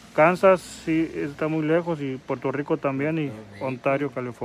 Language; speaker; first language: Spanish; native; Spanish